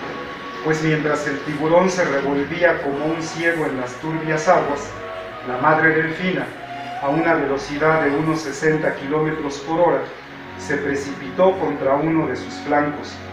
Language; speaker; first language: Spanish; native; Spanish